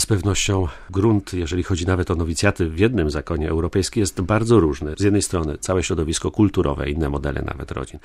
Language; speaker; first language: Polish; native; Polish